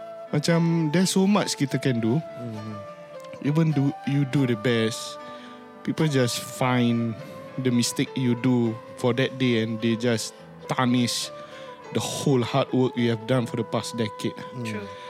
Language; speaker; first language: English; non-native, local second language; Malay